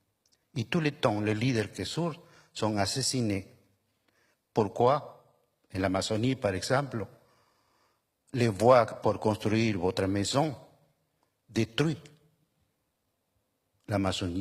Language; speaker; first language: French; non-native, fluent; Spanish